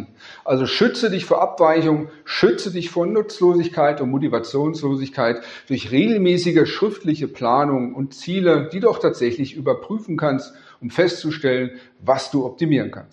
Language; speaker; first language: German; native; German